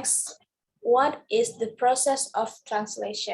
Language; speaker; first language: English; non-native, learner; Indonesian